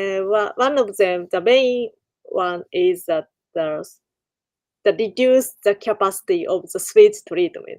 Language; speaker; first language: English; non-native, learner; Japanese